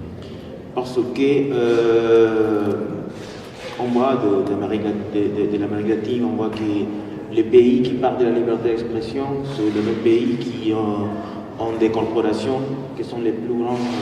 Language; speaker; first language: French; non-native, fluent; Spanish